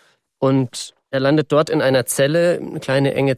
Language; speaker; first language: German; native; German